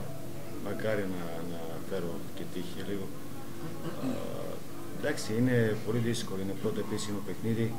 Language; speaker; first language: Greek; non-native, fluent; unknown